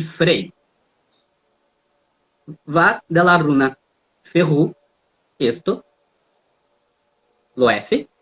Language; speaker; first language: Spanish; non-native, learner; Portuguese